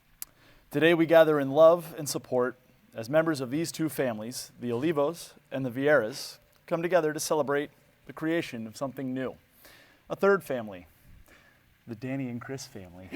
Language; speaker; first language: English; native; English